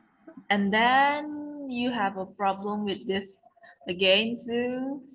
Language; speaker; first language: English; non-native, learner; Indonesian